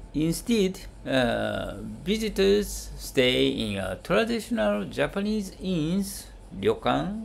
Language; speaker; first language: English; non-native, learner; Japanese